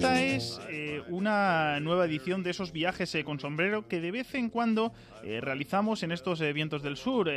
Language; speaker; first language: Spanish; native; Spanish